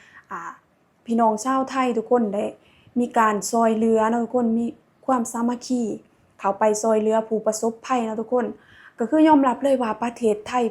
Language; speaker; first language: Thai; non-native, local second language; Lao